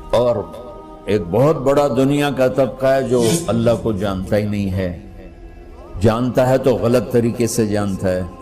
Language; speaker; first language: Urdu; non-native, local second language; Punjabi